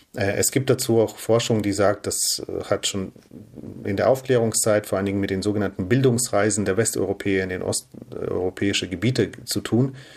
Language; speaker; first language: German; early bilingual, other home language; Russian